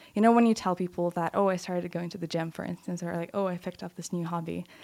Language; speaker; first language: English; non-native, fluent; Lithuanian